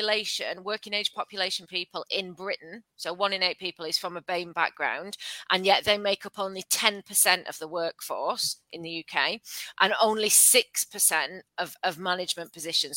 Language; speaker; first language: English; native; English